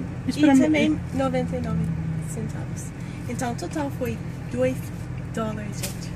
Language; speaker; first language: Portuguese; non-native, fluent; English